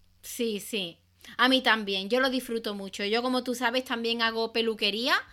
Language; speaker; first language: Spanish; native; Spanish